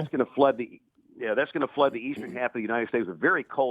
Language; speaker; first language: English; native; English